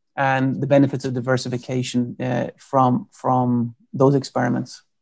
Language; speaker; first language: English; native; English